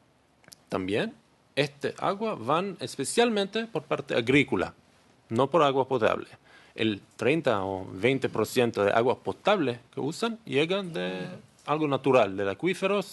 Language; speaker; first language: Spanish; non-native, learner; Hebrew